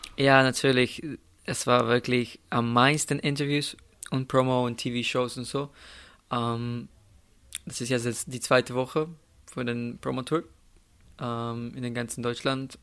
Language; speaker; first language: German; non-native, fluent; Slovenian